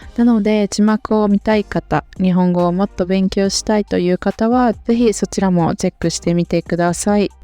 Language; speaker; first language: Japanese; native; Japanese